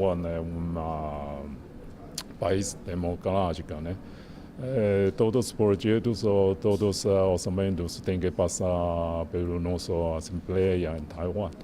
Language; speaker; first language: Portuguese; non-native, fluent; Chinese